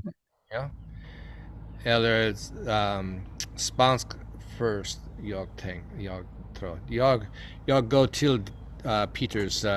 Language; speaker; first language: Swedish; non-native, learner; English